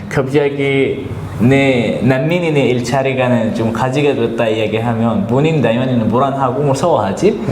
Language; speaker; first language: Korean; non-native, fluent; Arabic